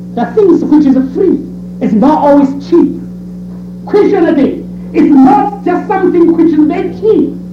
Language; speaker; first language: English; non-native, fluent; Chinese